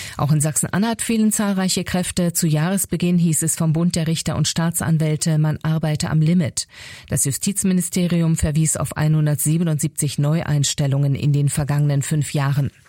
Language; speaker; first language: German; native; German